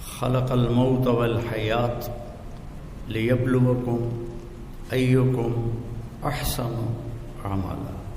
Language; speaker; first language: Urdu; non-native, local second language; Punjabi